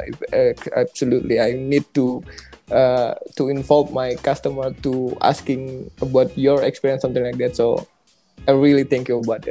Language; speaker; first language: English; non-native, learner; Indonesian